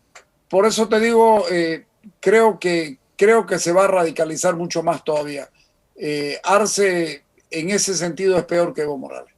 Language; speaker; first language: Spanish; native; Spanish